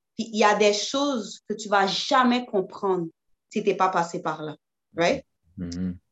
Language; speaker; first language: French; early bilingual, other home language; Haitian Creole